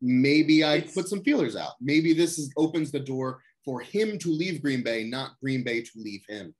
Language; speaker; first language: English; native; English